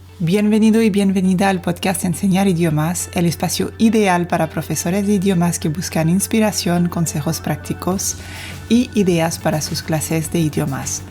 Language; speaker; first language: Spanish; non-native, fluent; French